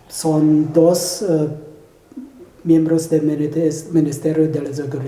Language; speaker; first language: Spanish; non-native, fluent; German